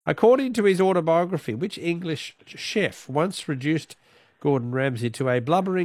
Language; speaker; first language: English; native; English